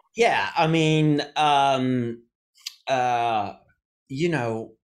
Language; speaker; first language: English; native; English